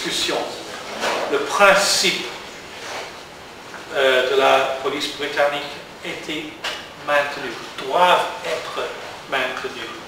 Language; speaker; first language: French; non-native, learner; English